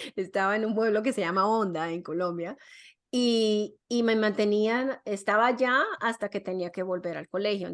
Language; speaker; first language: Spanish; early bilingual, other home language; English